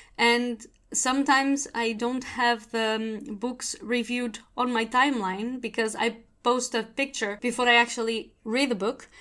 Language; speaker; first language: English; non-native, fluent; Portuguese